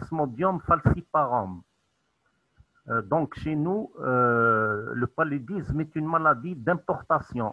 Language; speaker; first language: French; non-native, local second language; Arabic